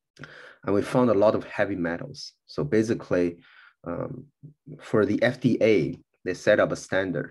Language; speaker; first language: English; non-native, fluent; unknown